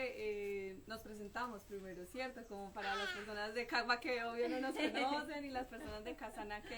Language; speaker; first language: Spanish; native; Spanish